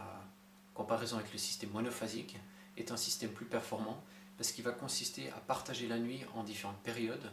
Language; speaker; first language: French; native; French